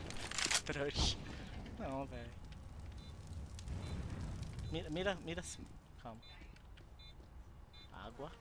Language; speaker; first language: Portuguese; native; Portuguese